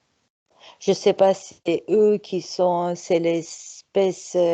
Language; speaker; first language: French; non-native, fluent; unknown